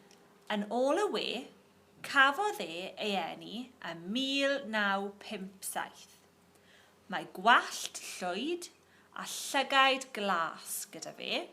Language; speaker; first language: Welsh; non-native, local second language; English